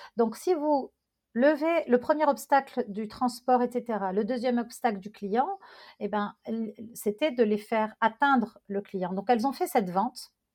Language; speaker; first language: French; non-native, local second language; Arabic